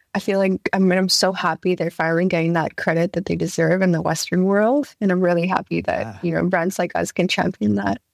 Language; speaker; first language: English; early bilingual, other home language; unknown